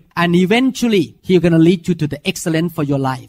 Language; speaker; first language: English; non-native, fluent; Thai